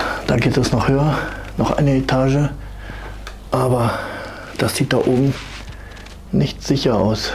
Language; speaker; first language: German; native; German